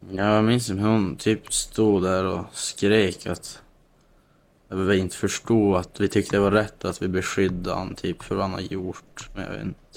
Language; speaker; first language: Swedish; native; Swedish